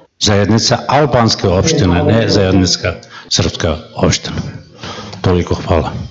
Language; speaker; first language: Serbian; non-native, fluent; Arabic